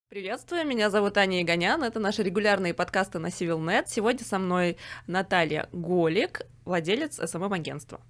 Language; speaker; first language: Russian; non-native, local second language; Armenian